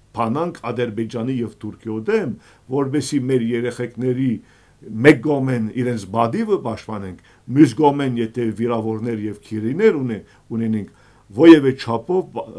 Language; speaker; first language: Armenian; early bilingual, heritage; Armenian